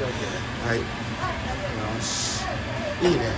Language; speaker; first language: Japanese; native; Japanese